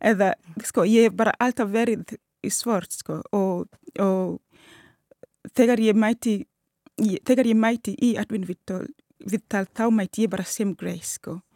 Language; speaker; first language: Icelandic; non-native, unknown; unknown